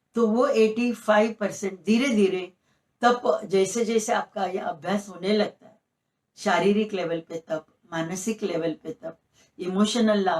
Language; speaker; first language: Hindi; non-native, local second language; Marathi